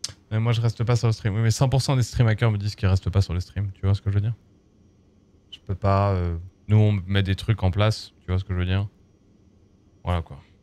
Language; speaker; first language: French; native; French